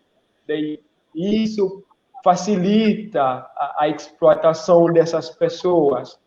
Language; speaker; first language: Portuguese; non-native, local second language; Haitian Creole